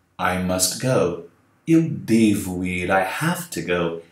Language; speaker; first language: English; non-native, fluent; Portuguese